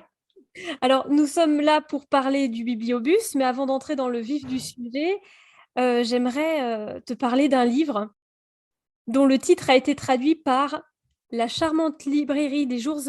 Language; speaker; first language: French; native; French